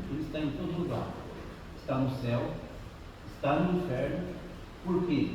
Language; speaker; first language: Portuguese; native; Portuguese